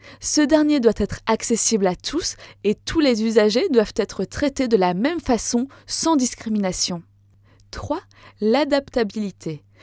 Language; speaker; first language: French; native; French